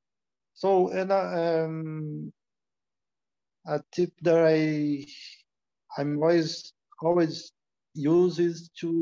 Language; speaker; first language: English; non-native, learner; Portuguese